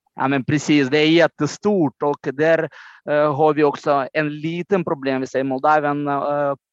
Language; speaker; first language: Swedish; non-native, fluent; Romanian